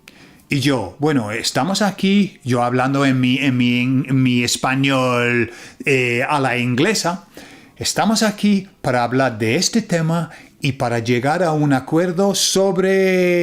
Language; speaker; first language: Spanish; non-native, fluent; English